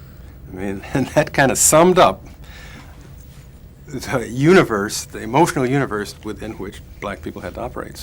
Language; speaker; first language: English; native; English